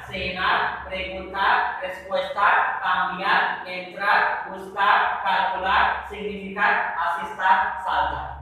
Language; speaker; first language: Spanish; non-native, fluent; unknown